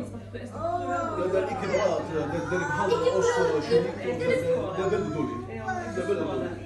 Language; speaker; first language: Norwegian; non-native, learner; Somali